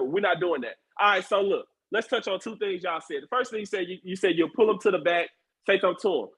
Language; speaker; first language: English; native; English